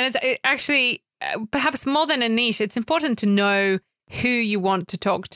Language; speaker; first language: English; non-native, fluent; Polish